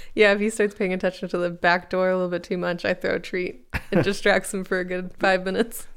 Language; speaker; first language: English; native; English